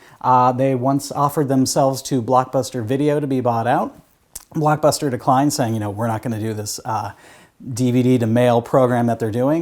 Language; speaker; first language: English; native; English